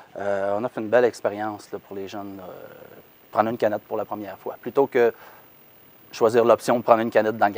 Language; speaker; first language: French; native; French